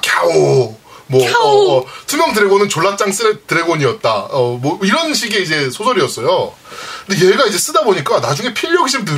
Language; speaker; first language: Korean; native; Korean